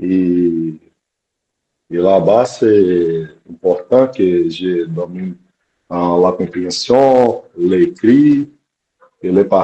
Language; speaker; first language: French; non-native, learner; Portuguese